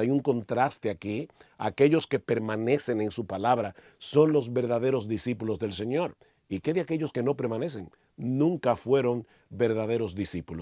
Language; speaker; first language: Spanish; native; Spanish